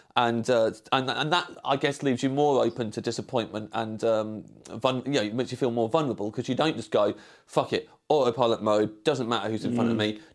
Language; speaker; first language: English; native; English